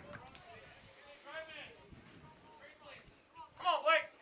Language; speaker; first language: English; native; English